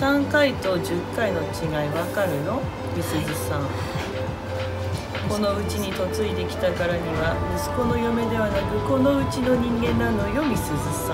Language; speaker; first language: Japanese; native; Japanese